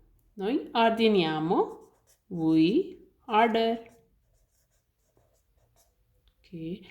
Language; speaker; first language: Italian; non-native, learner; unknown